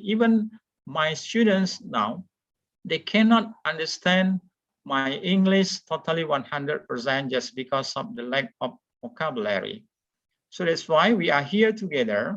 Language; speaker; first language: English; non-native, fluent; Indonesian